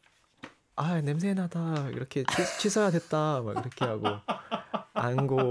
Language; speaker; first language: Korean; non-native, learner; Thai